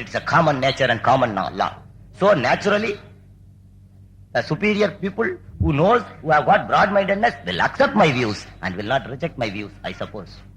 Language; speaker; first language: English; non-native, local second language; Tamil